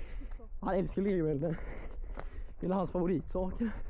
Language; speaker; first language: Swedish; native; Swedish